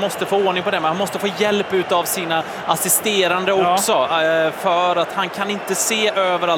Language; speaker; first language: Swedish; native; Swedish